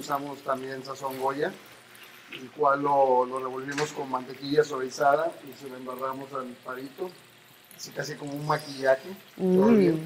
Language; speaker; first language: Spanish; native; Spanish